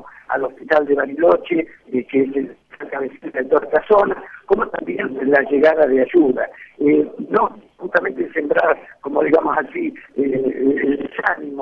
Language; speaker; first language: Spanish; native; Spanish